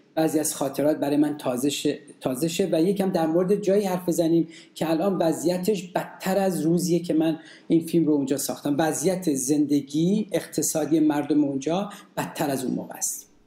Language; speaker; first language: Persian; native; Persian